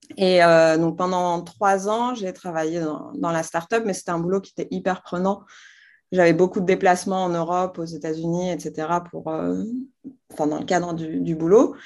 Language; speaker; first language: French; non-native, local second language; Arabic